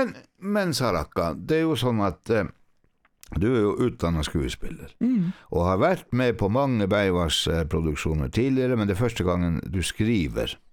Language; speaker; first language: Norwegian; native; Norwegian